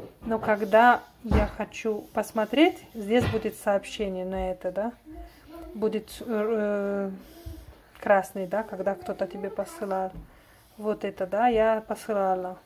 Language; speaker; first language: Russian; non-native, learner; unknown